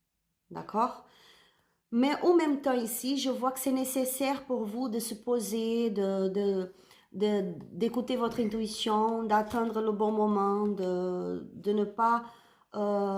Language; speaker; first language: French; non-native, learner; Spanish